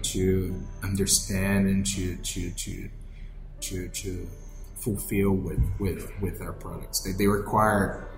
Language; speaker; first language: English; non-native, fluent; Portuguese